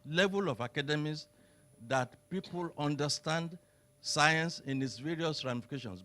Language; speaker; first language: English; non-native, local second language; Yoruba